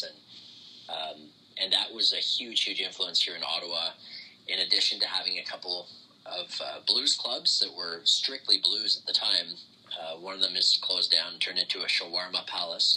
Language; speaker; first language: English; native; English